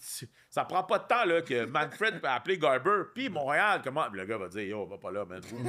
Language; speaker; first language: French; native; French